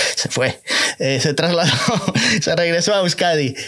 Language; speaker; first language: Spanish; native; Spanish